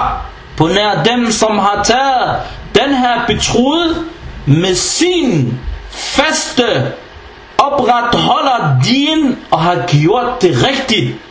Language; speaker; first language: Danish; non-native, fluent; Arabic